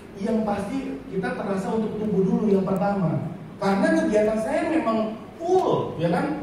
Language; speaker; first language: Indonesian; native; Indonesian